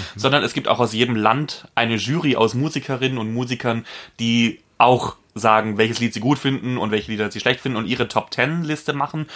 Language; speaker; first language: German; non-native, fluent; Polish